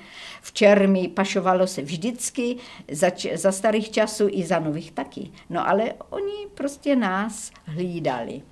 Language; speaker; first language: Czech; early bilingual, heritage; Czech